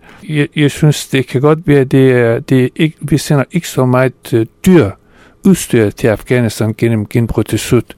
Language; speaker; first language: Danish; non-native, fluent; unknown